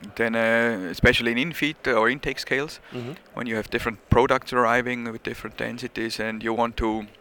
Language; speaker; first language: English; non-native, fluent; German